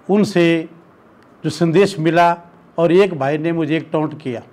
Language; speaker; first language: Hindi; native; Hindi